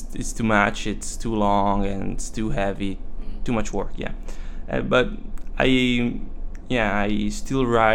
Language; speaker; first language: English; non-native, fluent; Italian